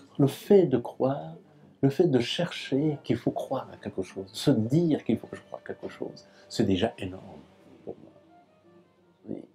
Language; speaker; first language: French; non-native, fluent; Persian